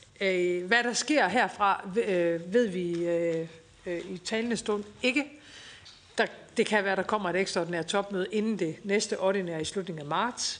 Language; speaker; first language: Danish; native; Danish